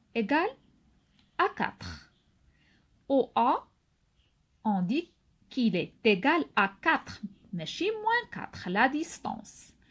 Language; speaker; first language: French; non-native, local second language; Arabic